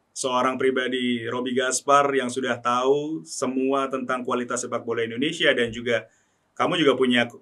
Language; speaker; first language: Indonesian; native; Indonesian